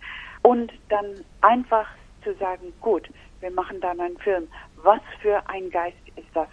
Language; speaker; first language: German; non-native, fluent; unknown